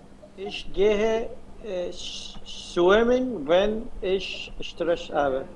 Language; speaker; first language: German; non-native, learner; Hindi